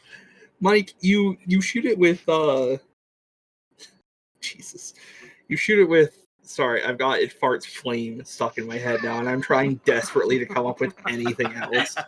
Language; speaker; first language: English; native; English